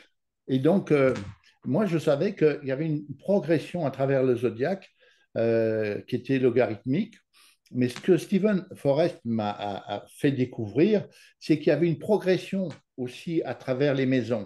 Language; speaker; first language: French; native; French